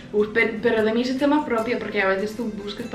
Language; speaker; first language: Spanish; non-native, fluent; English